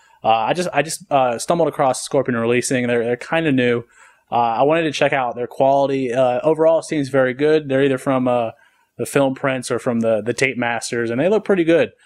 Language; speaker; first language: English; native; English